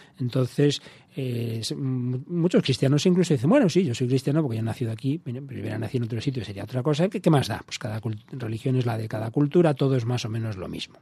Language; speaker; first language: Spanish; native; Spanish